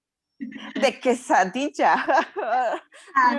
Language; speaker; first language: English; non-native, learner; Spanish